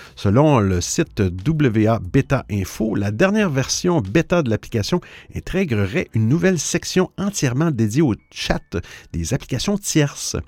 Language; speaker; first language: French; native; French